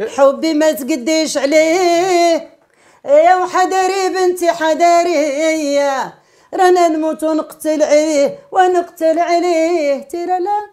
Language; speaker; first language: Arabic; native; Arabic